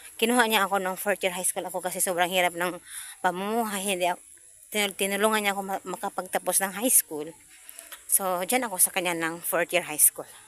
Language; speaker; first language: Filipino; non-native, local second language; Cebuano